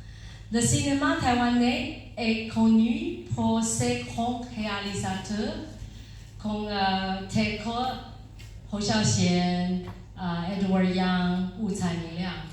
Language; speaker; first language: French; non-native, fluent; Chinese